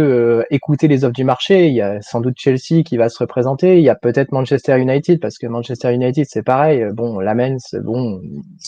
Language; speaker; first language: French; native; French